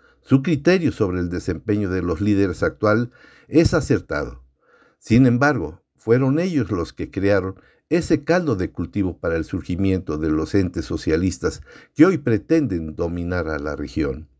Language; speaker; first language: Spanish; native; Spanish